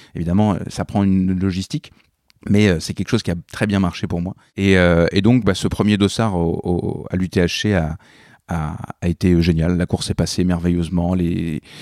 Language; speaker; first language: French; native; French